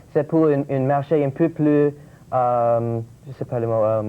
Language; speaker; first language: French; non-native, local second language; English